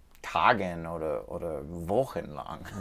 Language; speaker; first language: German; non-native, learner; English